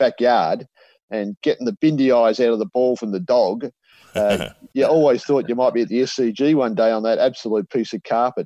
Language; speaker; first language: English; native; English